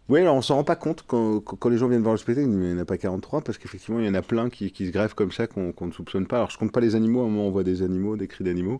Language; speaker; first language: French; native; French